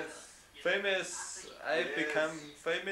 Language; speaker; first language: English; non-native, learner; German